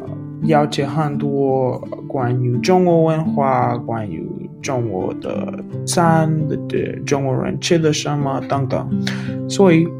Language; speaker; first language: Chinese; non-native, learner; English